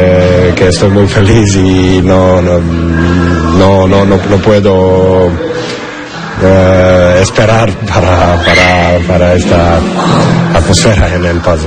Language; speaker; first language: Spanish; non-native, learner; English